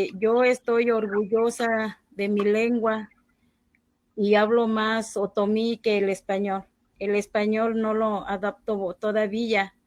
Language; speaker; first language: Spanish; non-native, local second language; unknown